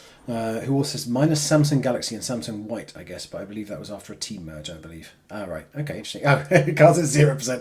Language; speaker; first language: English; native; English